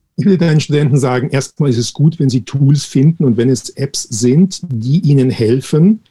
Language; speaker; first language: German; native; German